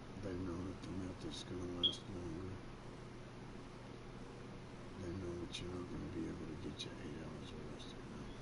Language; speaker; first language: English; native; English